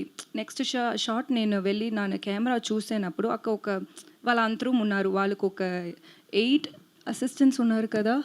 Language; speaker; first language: Telugu; non-native, learner; Tamil